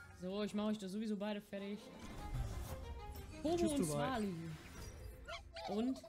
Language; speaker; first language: German; native; German